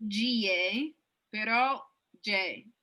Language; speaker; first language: Italian; non-native, fluent; English